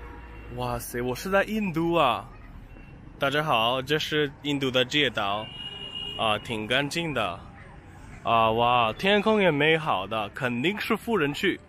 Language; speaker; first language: Chinese; non-native, fluent; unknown